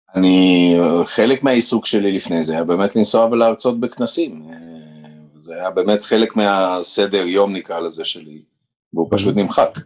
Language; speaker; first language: Hebrew; early bilingual, other home language; Romanian